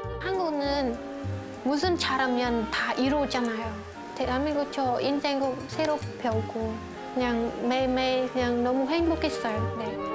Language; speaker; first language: Korean; non-native, learner; Khmer